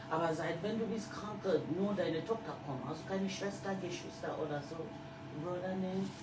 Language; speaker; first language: German; non-native, learner; French